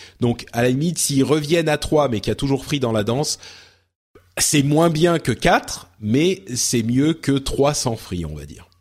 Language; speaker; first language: French; early bilingual, other home language; Arabic